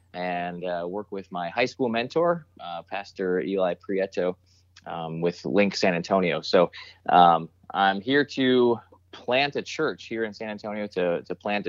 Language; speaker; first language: English; native; English